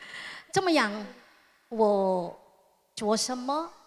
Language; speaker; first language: Chinese; non-native, learner; Indonesian